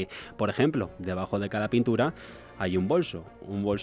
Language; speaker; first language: Spanish; native; Spanish